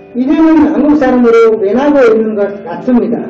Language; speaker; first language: Korean; non-native, learner; Nepali